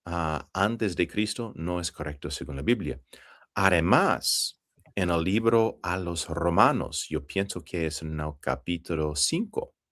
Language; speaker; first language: Spanish; non-native, fluent; English